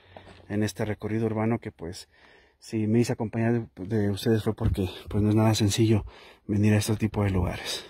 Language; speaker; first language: Spanish; native; Spanish